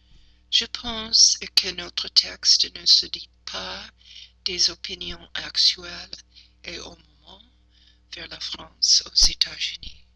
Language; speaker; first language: French; non-native, learner; English